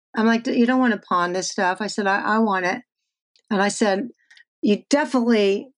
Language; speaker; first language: English; native; English